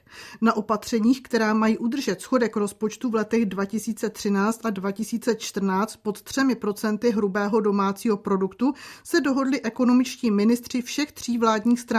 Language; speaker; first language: Czech; native; Czech